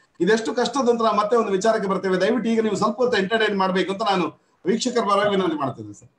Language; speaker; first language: Kannada; native; Kannada